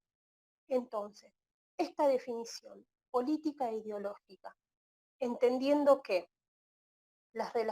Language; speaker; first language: Spanish; native; Spanish